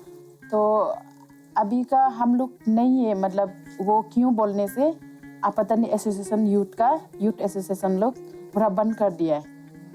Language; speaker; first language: Hindi; non-native, local second language; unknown